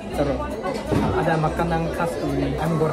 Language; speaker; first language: Indonesian; non-native, fluent; Japanese